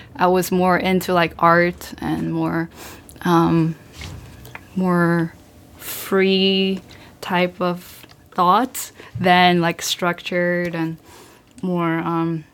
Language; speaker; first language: English; early bilingual, other home language; Korean